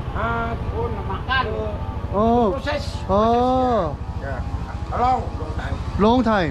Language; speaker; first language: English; non-native, learner; Korean